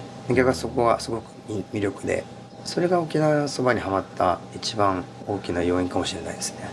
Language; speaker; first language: Japanese; native; Japanese